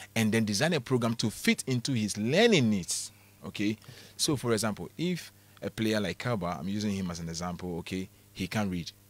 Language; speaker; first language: English; non-native, local second language; Akan